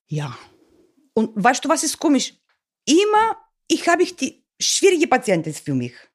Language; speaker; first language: German; non-native, learner; Bulgarian